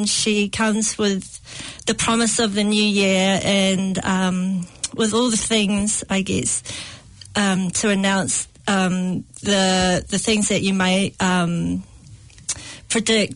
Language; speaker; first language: English; native; English